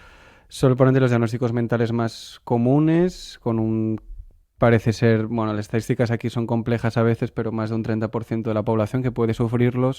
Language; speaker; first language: Spanish; non-native, local second language; Catalan